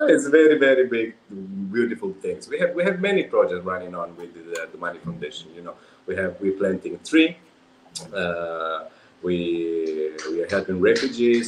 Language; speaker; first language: English; non-native, fluent; Italian